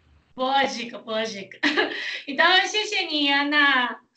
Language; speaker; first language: Portuguese; non-native, fluent; Chinese